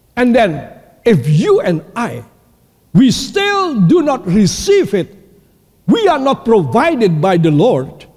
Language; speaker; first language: English; non-native, fluent; Indonesian